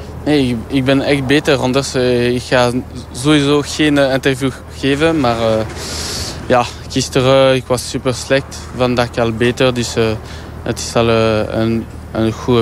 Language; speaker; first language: Dutch; non-native, learner; French